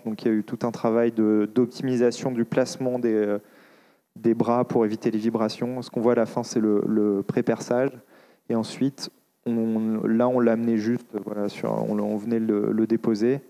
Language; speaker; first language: French; native; French